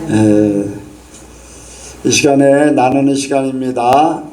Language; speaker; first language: Korean; native; Korean